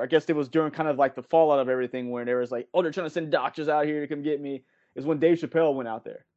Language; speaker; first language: English; native; English